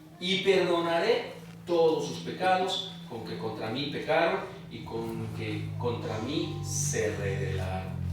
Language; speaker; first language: Spanish; native; Spanish